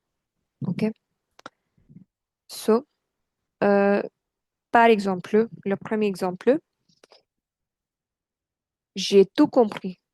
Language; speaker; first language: French; non-native, fluent; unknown